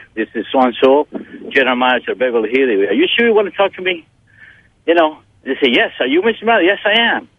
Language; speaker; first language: English; non-native, fluent; Spanish